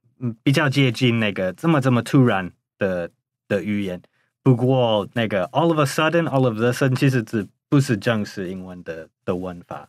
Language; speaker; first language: Chinese; non-native, fluent; English